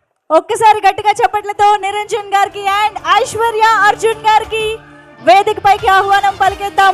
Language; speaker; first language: Telugu; native; Telugu